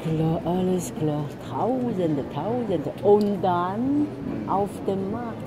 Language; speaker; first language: German; non-native, learner; Chinese